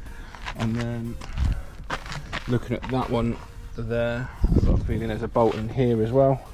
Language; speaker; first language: English; native; English